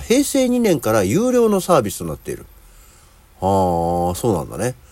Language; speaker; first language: Japanese; native; Japanese